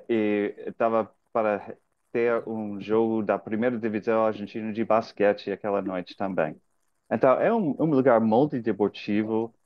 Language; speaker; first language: Portuguese; non-native, fluent; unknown